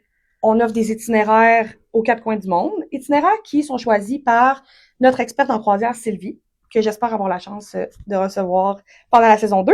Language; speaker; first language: French; native; French